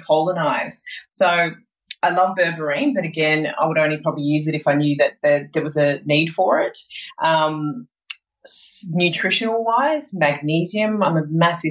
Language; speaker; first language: English; native; English